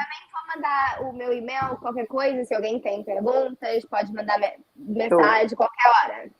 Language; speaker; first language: Portuguese; early bilingual, heritage; Portuguese